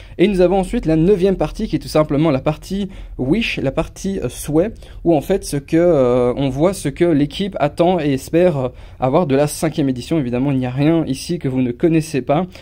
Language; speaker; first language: French; non-native, fluent; English